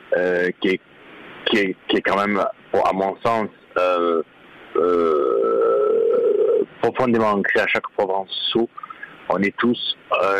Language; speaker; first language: French; native; French